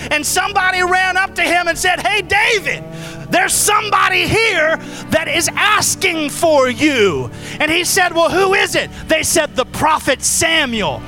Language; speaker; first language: English; native; English